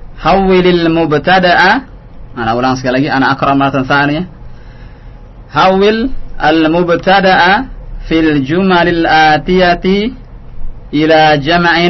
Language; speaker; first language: Arabic; non-native, learner; Indonesian